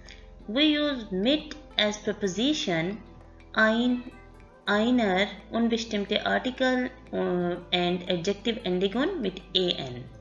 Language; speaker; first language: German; non-native, learner; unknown